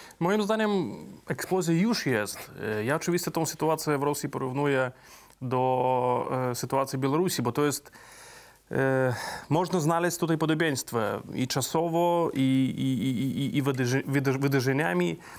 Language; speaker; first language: Polish; non-native, fluent; Belarusian